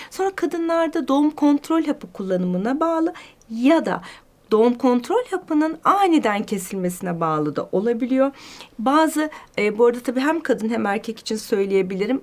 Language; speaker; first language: Turkish; native; Turkish